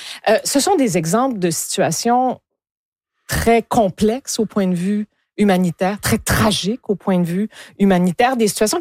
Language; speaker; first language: French; native; French